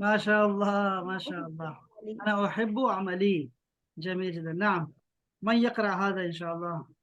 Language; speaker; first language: Arabic; non-native, fluent; Urdu